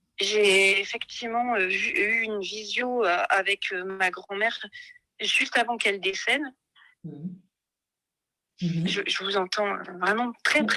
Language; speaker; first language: French; native; French